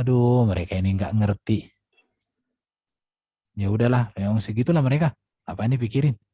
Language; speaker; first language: Indonesian; native; Indonesian